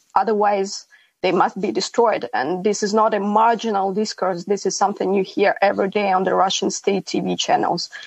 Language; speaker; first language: English; non-native, fluent; Ukrainian